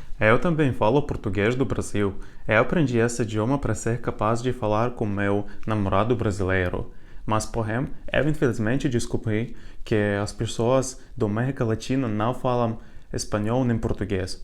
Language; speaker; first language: Portuguese; non-native, fluent; Ukrainian